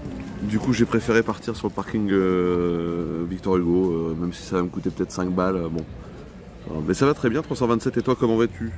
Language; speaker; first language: French; native; French